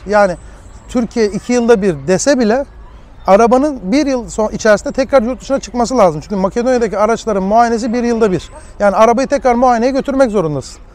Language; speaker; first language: Turkish; early bilingual, heritage; Turkish